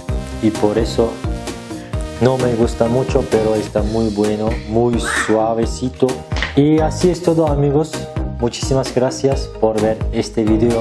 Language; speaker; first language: Spanish; non-native, learner; Turkish